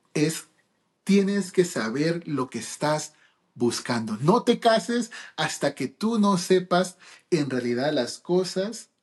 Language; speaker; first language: Spanish; early bilingual, heritage; Spanish